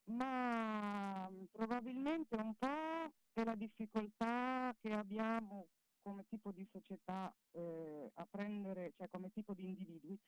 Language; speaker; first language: Italian; native; Italian